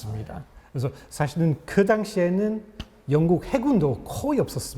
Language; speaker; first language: Korean; non-native, fluent; English